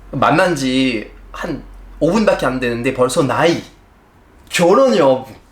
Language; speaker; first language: Korean; non-native, fluent; French